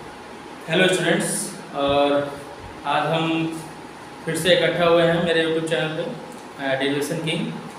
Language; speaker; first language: Hindi; native; Hindi